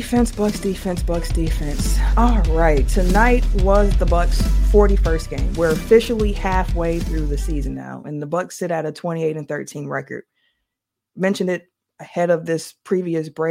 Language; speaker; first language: English; native; English